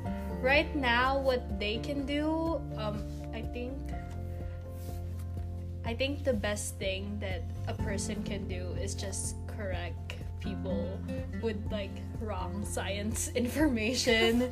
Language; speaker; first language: English; non-native, local second language; Filipino